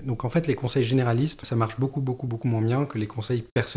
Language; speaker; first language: French; native; French